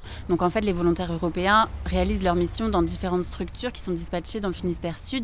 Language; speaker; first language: French; native; French